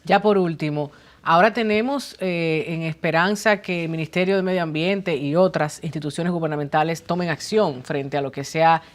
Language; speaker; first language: Spanish; native; Spanish